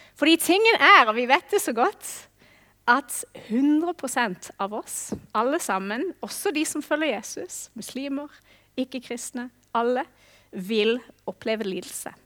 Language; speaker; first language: Norwegian; non-native, fluent; English